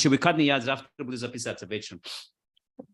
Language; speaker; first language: Russian; non-native, fluent; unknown